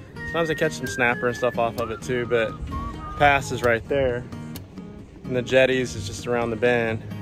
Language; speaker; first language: English; native; English